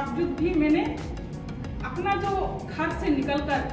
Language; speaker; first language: Hindi; non-native, local second language; Santali